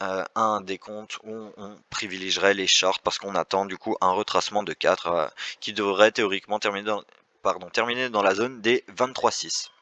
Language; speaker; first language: French; native; French